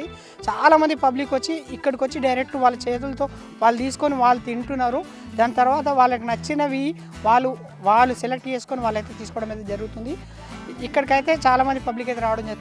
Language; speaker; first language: Telugu; native; Telugu